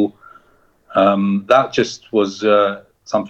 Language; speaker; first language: English; native; English